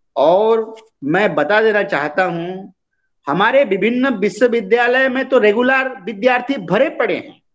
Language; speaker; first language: Hindi; non-native, local second language; Odia